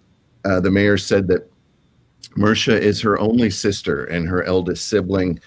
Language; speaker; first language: English; native; English